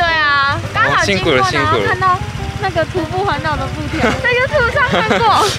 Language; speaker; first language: Chinese; native; Chinese